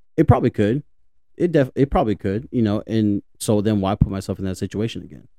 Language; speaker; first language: English; native; English